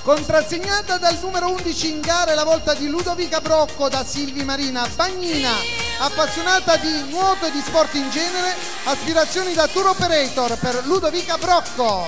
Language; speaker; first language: Italian; native; Italian